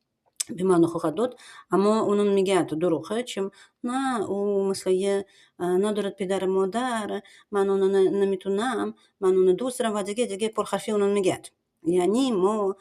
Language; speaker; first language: Persian; non-native, learner; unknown